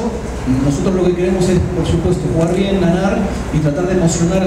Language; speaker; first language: Spanish; native; Spanish